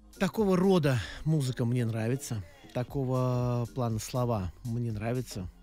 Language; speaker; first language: Russian; native; Russian